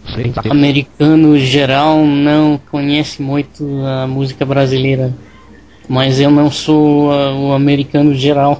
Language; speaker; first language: Portuguese; non-native, learner; English